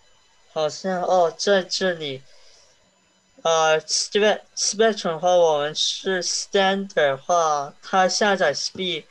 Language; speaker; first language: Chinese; early bilingual, heritage; Chinese